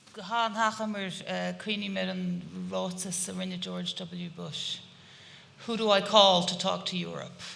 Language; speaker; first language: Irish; native; Irish